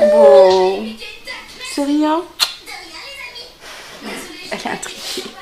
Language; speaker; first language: French; native; French